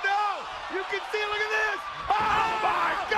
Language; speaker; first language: English; native; English